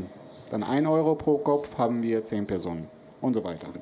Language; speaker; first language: German; non-native, fluent; Arabic